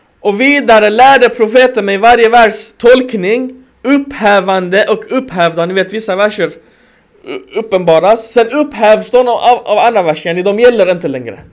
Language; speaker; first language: Swedish; early bilingual, other home language; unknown